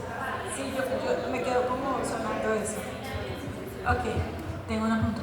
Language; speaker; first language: Spanish; native; Spanish